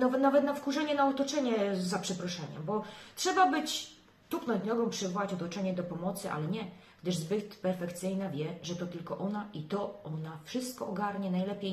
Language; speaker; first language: Polish; native; Polish